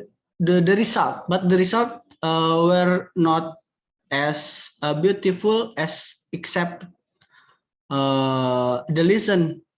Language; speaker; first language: English; non-native, learner; Indonesian